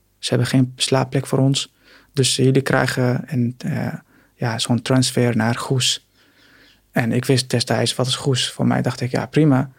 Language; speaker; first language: Dutch; non-native, fluent; Arabic